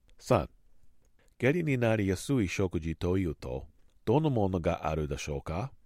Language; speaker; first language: Japanese; non-native, learner; English